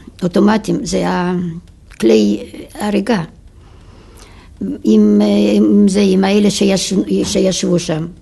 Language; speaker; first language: Hebrew; non-native, fluent; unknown